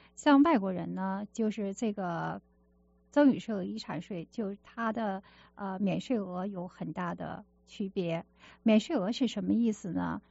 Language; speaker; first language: Chinese; native; Chinese